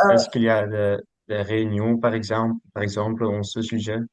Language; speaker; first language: French; non-native, local second language; Dutch